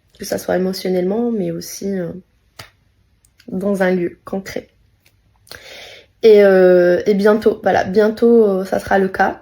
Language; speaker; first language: French; native; French